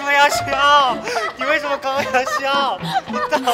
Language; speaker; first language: Chinese; native; Chinese